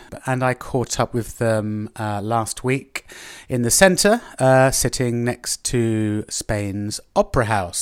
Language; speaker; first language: English; native; English